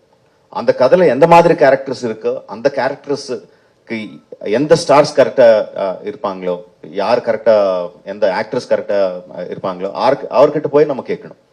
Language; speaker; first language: Tamil; non-native, fluent; Telugu